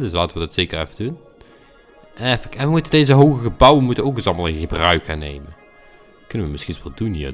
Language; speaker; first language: Dutch; native; Dutch